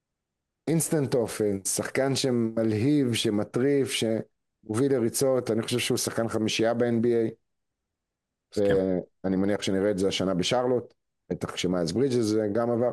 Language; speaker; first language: Hebrew; native; Hebrew